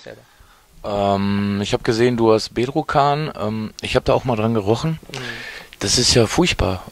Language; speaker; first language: German; native; German